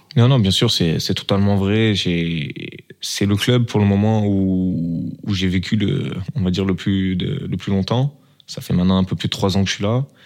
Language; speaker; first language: French; native; French